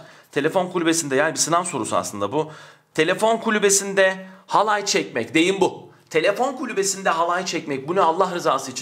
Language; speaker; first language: Turkish; native; Turkish